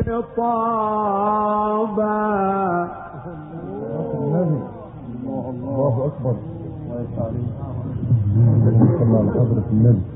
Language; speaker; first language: Arabic; native; Arabic